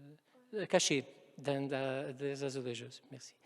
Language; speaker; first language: French; non-native, fluent; Portuguese